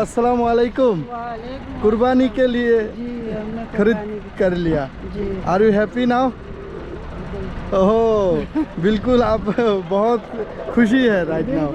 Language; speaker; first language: Hindi; non-native, learner; Bangla